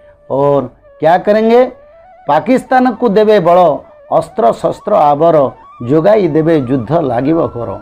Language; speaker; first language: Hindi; non-native, local second language; Odia